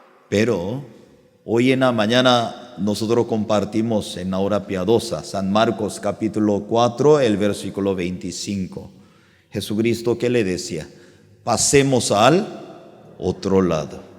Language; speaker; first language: Spanish; non-native, learner; Korean